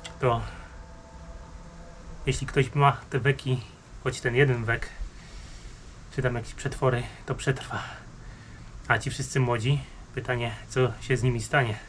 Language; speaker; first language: Polish; native; Polish